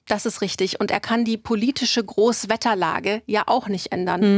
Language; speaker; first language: German; native; German